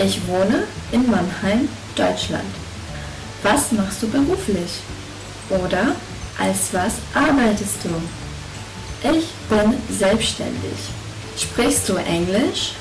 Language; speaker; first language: German; non-native, fluent; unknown